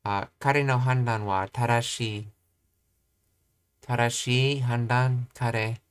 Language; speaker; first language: Japanese; non-native, learner; English